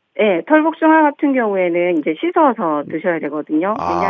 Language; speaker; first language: Korean; native; Korean